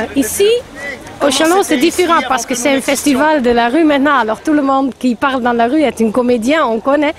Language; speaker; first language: French; non-native, learner; Dutch